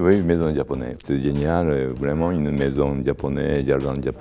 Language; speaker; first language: French; non-native, fluent; Japanese